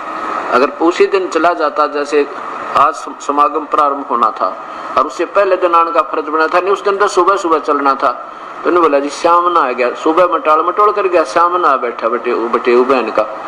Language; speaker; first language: Hindi; non-native, local second language; Haryanvi